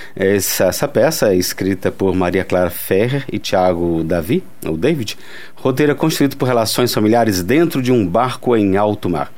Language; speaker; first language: Portuguese; native; Portuguese